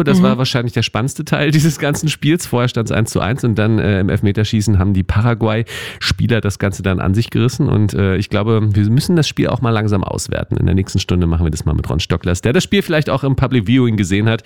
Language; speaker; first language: German; native; German